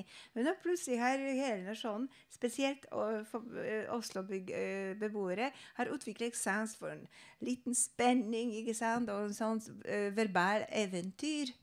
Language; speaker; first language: Norwegian; non-native, fluent; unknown